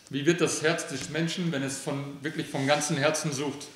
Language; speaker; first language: German; early bilingual, other home language; Aramaic